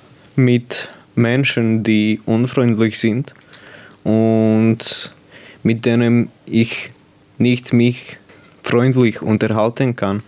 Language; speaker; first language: German; non-native, local second language; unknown